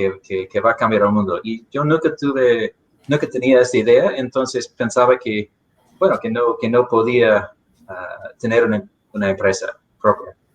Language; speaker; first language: Spanish; non-native, fluent; English